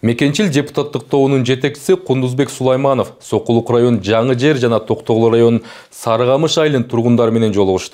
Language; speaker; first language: Kyrgyz; native; Kyrgyz